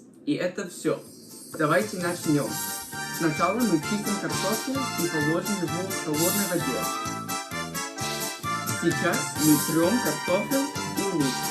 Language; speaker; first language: Russian; non-native, learner; English